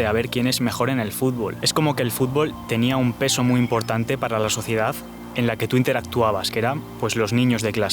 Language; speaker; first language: Spanish; native; Spanish